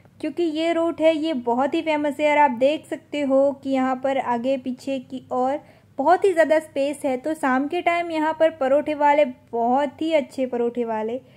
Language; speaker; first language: Hindi; non-native, local second language; Gujarati